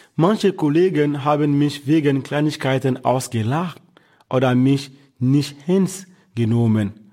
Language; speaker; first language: German; non-native, fluent; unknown